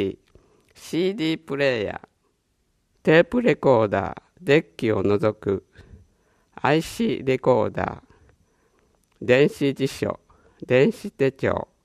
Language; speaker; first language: Japanese; native; Japanese